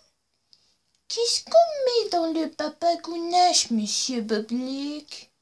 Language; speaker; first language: French; non-native, local second language; English